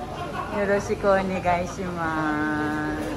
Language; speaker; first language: Japanese; non-native, learner; Cebuano